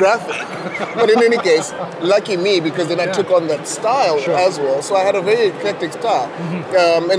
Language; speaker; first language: English; non-native, local second language; Xhosa